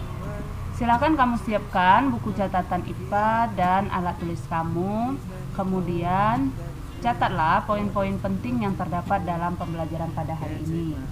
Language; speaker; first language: Indonesian; native; Indonesian